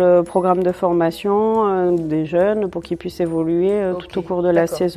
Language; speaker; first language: French; native; French